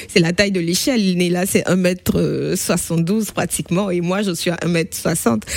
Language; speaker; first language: French; native; French